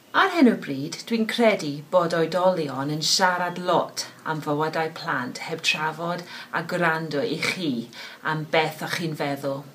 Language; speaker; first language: Welsh; non-native, learner; English